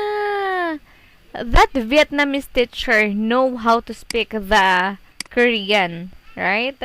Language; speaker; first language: English; non-native, fluent; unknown